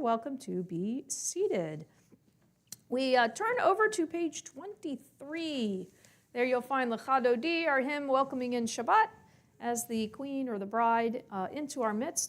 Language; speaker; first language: English; native; English